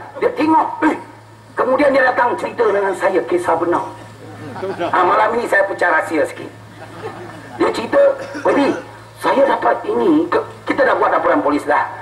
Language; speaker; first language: Malay; non-native, local second language; Chinese